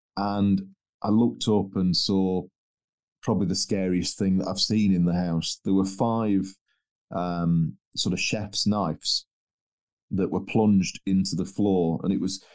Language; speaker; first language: English; native; English